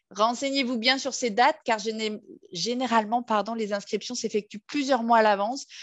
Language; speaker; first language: French; native; French